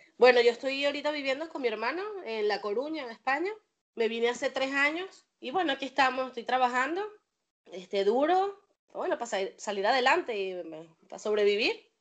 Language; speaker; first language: Spanish; native; Spanish